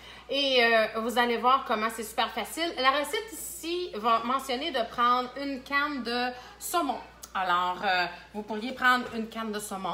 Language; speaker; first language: French; native; French